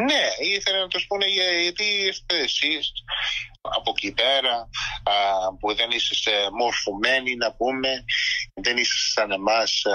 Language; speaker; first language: Greek; early bilingual, heritage; Greek